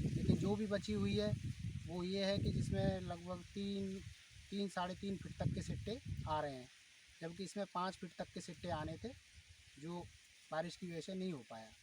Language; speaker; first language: Hindi; native; Hindi